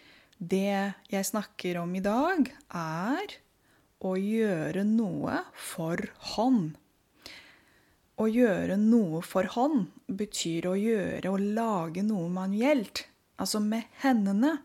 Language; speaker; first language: Norwegian; non-native, fluent; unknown